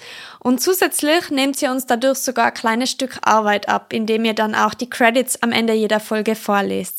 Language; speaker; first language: German; native; German